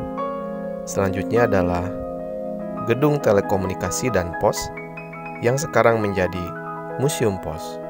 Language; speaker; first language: Indonesian; native; Indonesian